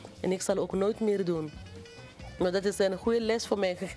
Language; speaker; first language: Dutch; non-native, fluent; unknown